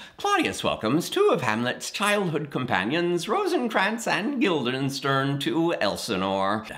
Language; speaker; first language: English; native; English